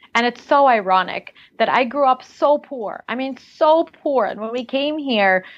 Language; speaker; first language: English; early bilingual, other home language; Russian